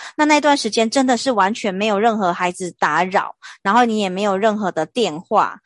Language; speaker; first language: Chinese; native; Chinese